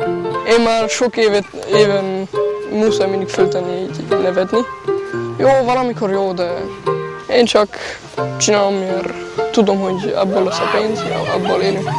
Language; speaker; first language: Hungarian; non-native, learner; German